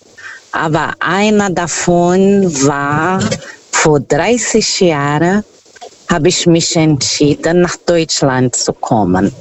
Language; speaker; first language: German; non-native, fluent; Portuguese